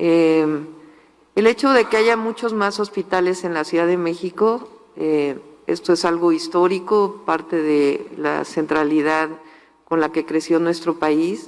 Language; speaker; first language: Spanish; native; Spanish